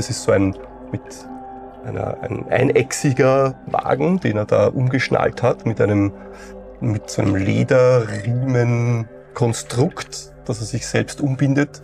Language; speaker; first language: German; native; German